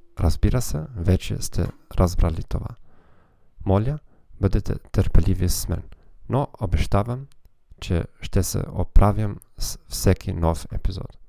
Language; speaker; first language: Macedonian; non-native, learner; German